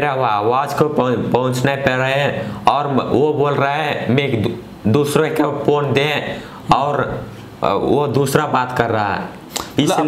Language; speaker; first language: Hindi; non-native, local second language; Kannada